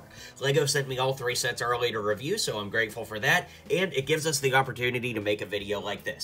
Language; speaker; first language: English; native; English